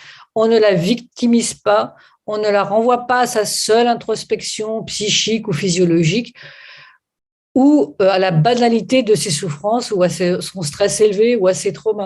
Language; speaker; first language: French; native; French